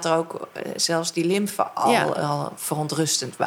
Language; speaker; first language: Dutch; native; Dutch